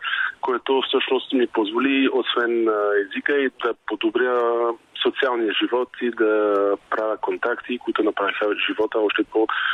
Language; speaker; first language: Bulgarian; non-native, fluent; French